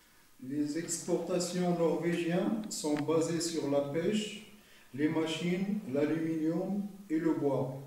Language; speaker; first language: French; non-native, local second language; Arabic